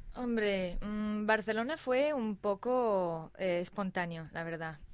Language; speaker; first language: Spanish; non-native, fluent; English